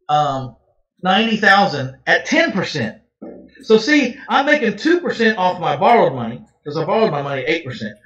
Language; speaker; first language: English; native; English